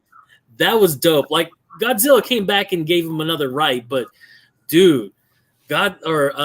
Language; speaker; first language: English; native; English